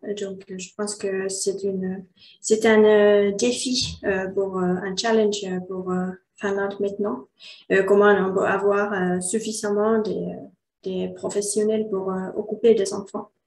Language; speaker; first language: French; non-native, learner; Finnish